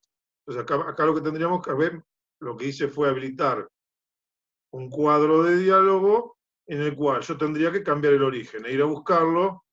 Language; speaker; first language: Spanish; native; Spanish